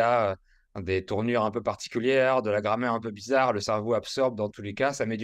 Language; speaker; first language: French; native; French